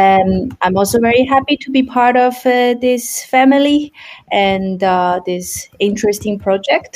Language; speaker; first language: English; non-native, fluent; Chinese